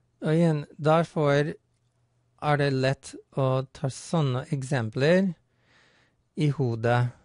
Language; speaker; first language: Norwegian; non-native, fluent; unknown